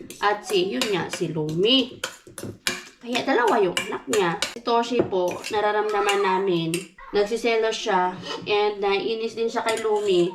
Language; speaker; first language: Filipino; non-native, local second language; Cebuano